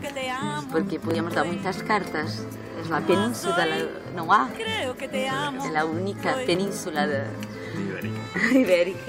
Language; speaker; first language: Spanish; non-native, learner; Portuguese